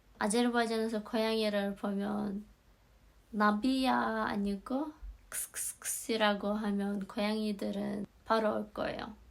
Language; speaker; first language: Korean; non-native, fluent; Azerbaijani